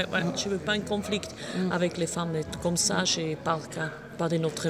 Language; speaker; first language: French; non-native, local second language; German